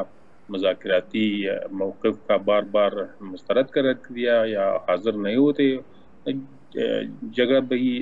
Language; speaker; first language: Hindi; non-native, learner; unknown